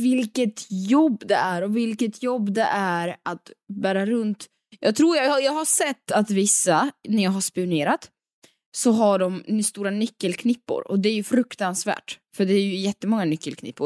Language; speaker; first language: Swedish; native; Swedish